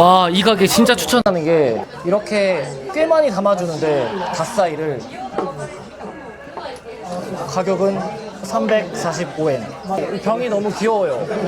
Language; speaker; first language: Korean; native; Korean